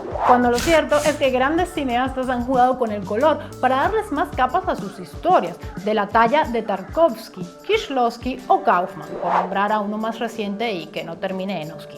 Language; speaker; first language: Spanish; native; Spanish